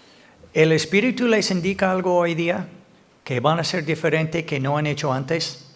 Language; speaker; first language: Spanish; non-native, fluent; English